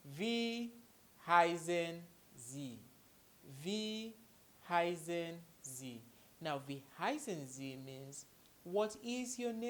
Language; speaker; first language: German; non-native, fluent; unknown